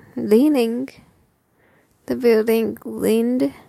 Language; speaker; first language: English; non-native, learner; Japanese